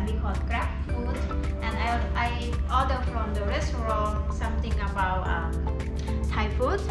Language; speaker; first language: English; non-native, learner; Thai